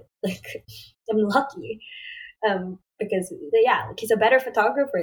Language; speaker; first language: English; non-native, local second language; Filipino